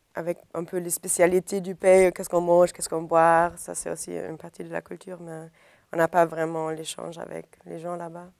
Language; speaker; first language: French; non-native, fluent; German